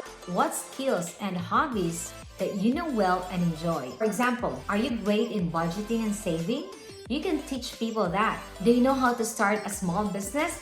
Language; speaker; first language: English; non-native, local second language; Filipino